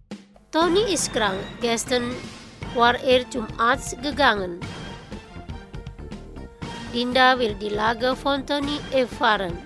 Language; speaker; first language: German; non-native, learner; Indonesian